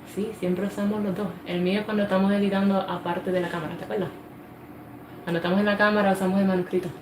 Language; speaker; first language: Spanish; early bilingual, heritage; Spanish